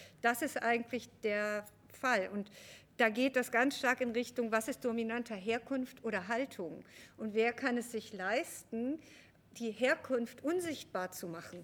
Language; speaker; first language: German; early bilingual, other home language; Persian